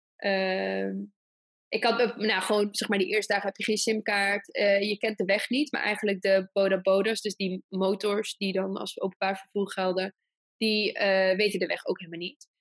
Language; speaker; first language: Dutch; early bilingual, other home language; Persian